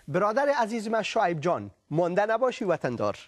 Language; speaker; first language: Persian; native; Persian